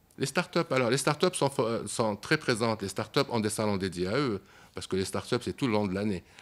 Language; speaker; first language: French; non-native, local second language; Arabic